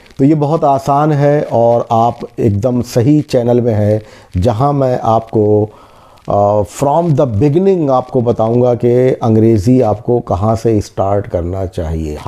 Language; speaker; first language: Hindi; native; Hindi